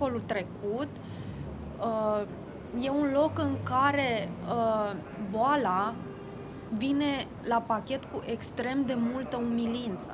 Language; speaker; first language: Romanian; native; Romanian